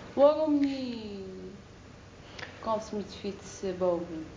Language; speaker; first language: Dutch; non-native, learner; Arabic